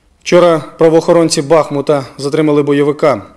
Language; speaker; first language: Ukrainian; native; Ukrainian